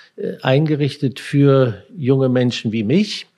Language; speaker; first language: German; native; German